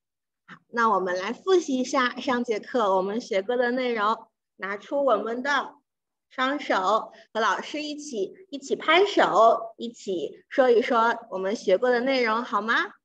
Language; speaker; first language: Chinese; native; Chinese